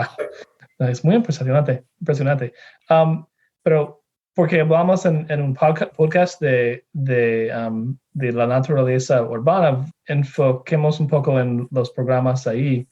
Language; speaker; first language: Spanish; non-native, fluent; English